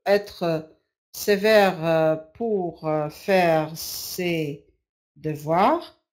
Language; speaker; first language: French; non-native, local second language; Arabic